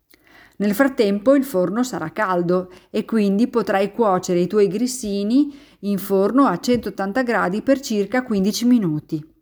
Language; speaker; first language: Italian; native; Italian